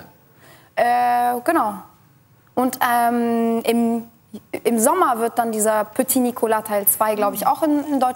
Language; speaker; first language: German; native; German